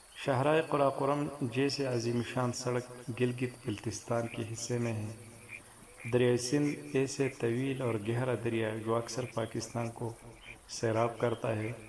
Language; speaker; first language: Urdu; non-native, local second language; Pashto